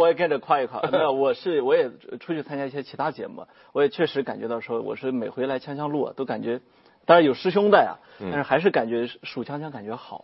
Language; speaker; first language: Chinese; native; Chinese